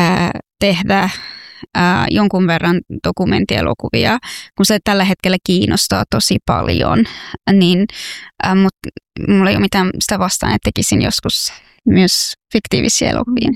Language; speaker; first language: Finnish; non-native, fluent; Persian